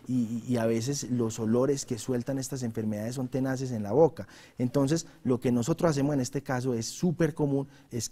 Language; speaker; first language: Spanish; native; Spanish